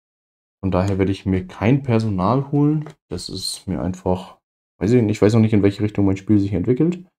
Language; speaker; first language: German; native; German